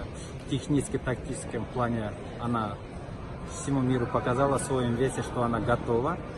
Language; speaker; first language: Russian; non-native, local second language; Kyrgyz